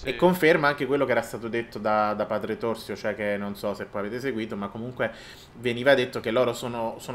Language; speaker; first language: Italian; native; Italian